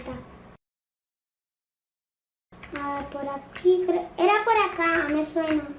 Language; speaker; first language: Spanish; native; Spanish